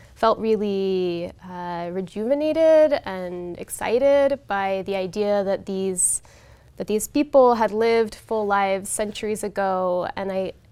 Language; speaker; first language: English; native; English